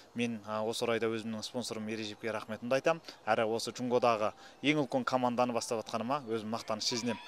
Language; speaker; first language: Kazakh; early bilingual, heritage; Kazakh